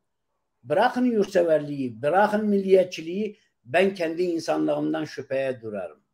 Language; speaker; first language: Turkish; non-native, local second language; Kurdish